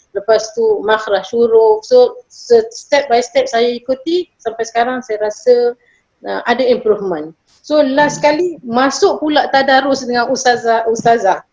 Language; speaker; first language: Malay; native; Malay